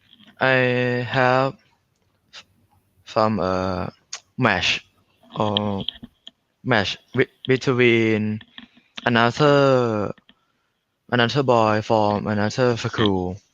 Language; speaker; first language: English; non-native, learner; Thai